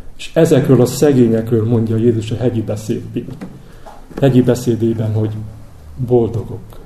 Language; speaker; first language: Hungarian; native; Hungarian